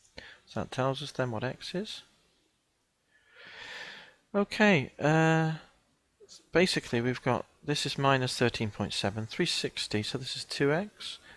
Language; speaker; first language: English; native; English